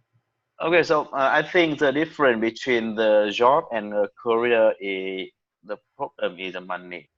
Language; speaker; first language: English; non-native, learner; Vietnamese